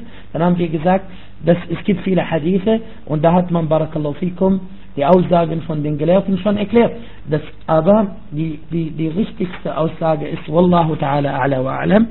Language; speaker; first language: German; non-native, fluent; Arabic